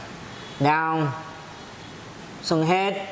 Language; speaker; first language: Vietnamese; non-native, learner; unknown